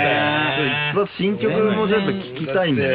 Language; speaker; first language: Japanese; native; Japanese